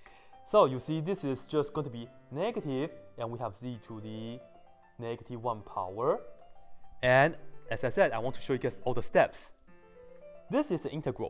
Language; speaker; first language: English; non-native, fluent; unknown